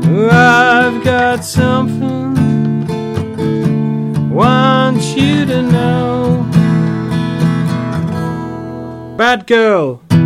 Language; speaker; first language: English; native; English